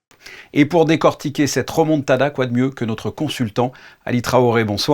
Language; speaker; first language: French; native; French